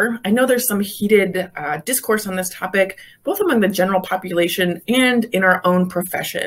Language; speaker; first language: English; native; English